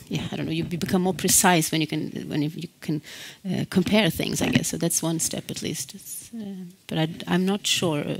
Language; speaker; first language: English; non-native, fluent; Swedish